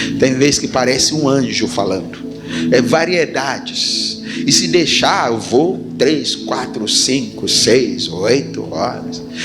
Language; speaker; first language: Portuguese; non-native, fluent; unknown